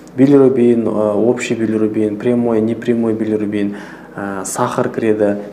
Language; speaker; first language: Russian; non-native, local second language; Kazakh